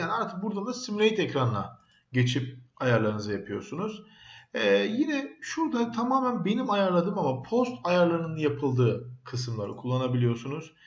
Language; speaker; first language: Turkish; native; Turkish